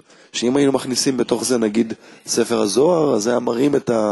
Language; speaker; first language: Hebrew; native; Hebrew